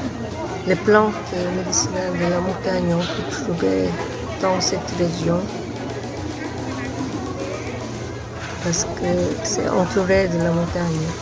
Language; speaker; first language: French; non-native, fluent; Korean